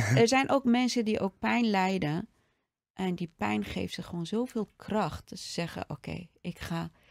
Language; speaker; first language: Dutch; non-native, fluent; Persian